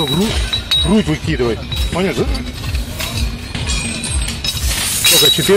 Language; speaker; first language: Russian; native; Russian